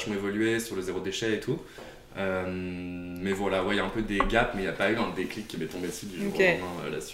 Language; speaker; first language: French; native; French